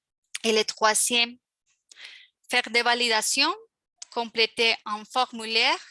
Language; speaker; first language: French; non-native, fluent; Spanish